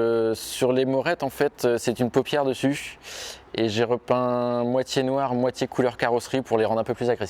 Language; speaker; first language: French; native; French